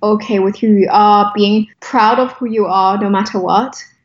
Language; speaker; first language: English; native; English